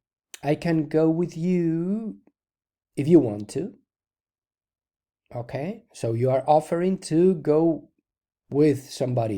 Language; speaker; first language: English; non-native, fluent; Spanish